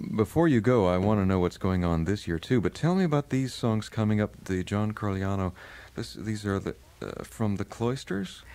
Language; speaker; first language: English; native; English